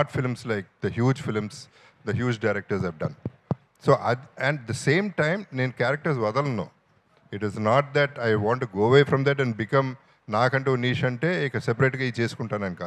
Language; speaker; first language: Telugu; native; Telugu